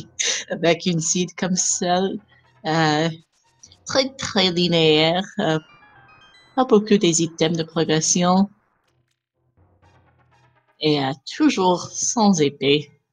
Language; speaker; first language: French; non-native, fluent; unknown